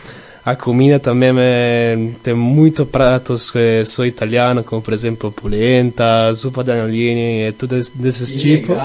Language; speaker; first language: Portuguese; non-native, learner; Italian